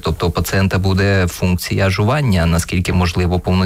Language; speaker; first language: Ukrainian; native; Ukrainian